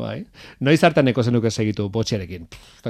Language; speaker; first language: Basque; native; Basque